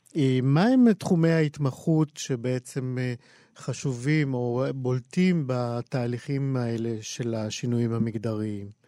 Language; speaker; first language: Hebrew; native; Hebrew